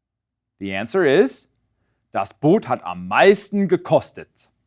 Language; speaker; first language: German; non-native, fluent; English